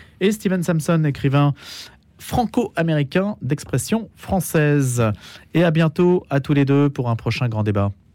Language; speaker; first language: French; native; French